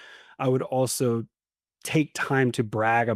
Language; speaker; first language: English; native; English